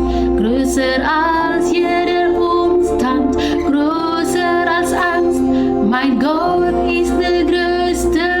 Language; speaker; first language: German; non-native, learner; Indonesian